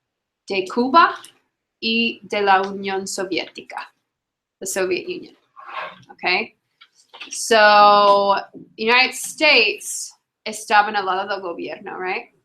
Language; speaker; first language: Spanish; non-native, fluent; English